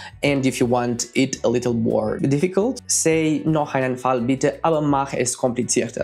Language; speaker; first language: German; non-native, fluent; Romanian